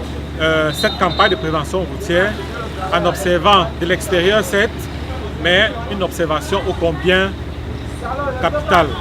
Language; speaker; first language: French; native; French